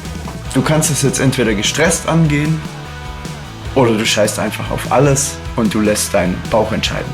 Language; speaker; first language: German; native; German